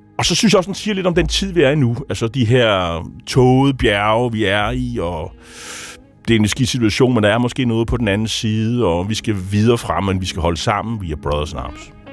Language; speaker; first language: Danish; native; Danish